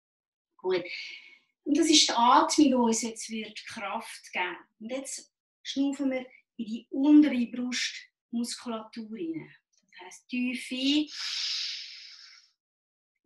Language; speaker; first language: German; native; German